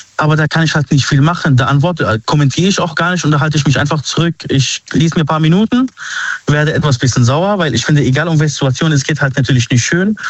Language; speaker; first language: German; early bilingual, other home language; Arabic